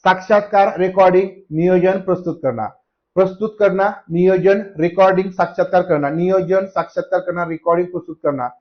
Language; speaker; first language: Hindi; non-native, local second language; Marathi